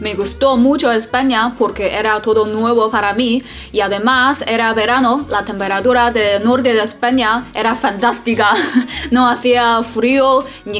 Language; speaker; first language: Spanish; non-native, fluent; Chinese